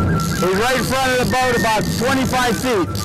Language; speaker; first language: English; native; English